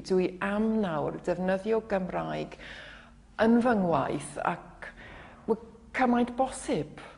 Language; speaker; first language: Welsh; non-native, fluent; English